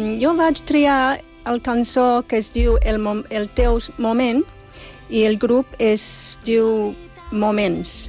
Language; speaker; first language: Catalan; non-native, fluent; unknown